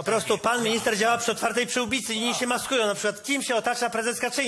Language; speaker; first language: Polish; native; Polish